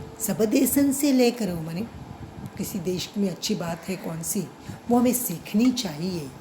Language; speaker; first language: Hindi; non-native, local second language; Marathi